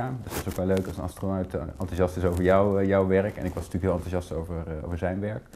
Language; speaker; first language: Dutch; native; Dutch